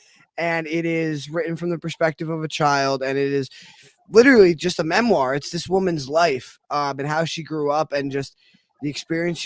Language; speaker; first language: English; native; English